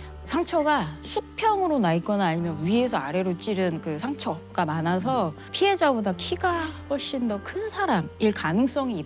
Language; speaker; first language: Korean; native; Korean